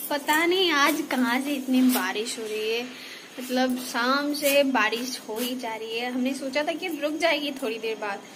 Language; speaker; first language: Hindi; non-native, local second language; Bangla